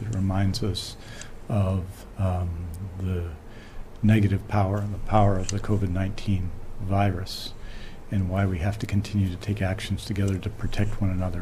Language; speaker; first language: English; native; English